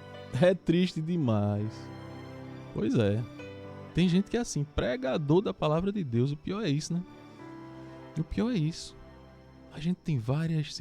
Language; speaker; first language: Portuguese; native; Portuguese